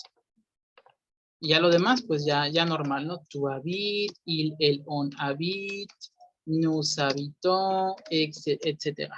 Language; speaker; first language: Spanish; native; Spanish